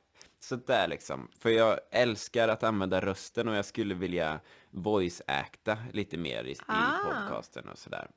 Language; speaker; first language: Swedish; native; Swedish